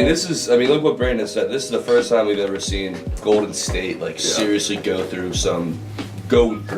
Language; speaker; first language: English; native; English